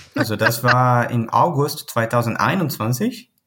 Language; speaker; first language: German; non-native, fluent; Portuguese